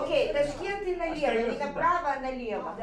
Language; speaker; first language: Russian; native; Russian